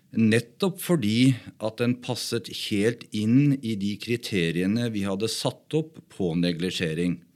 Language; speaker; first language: Norwegian; native; Norwegian